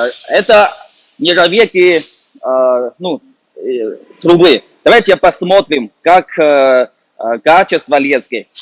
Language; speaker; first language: Russian; non-native, learner; Chinese